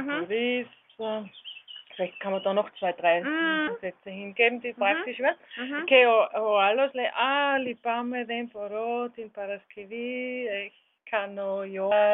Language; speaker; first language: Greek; non-native, learner; German